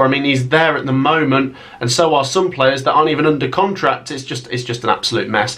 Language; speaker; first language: English; native; English